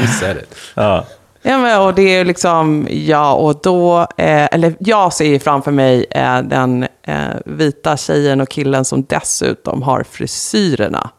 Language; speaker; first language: Swedish; native; Swedish